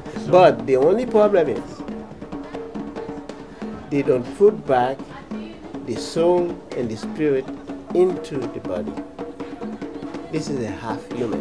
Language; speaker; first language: English; non-native, fluent; Haitian Creole